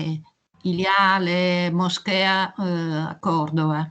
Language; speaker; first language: French; non-native, learner; Italian